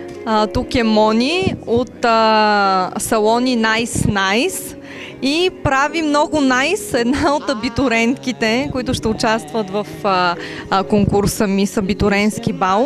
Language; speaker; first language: Bulgarian; native; Bulgarian